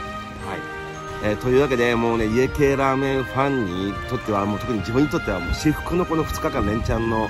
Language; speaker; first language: Japanese; native; Japanese